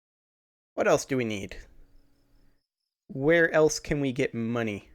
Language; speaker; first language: English; native; English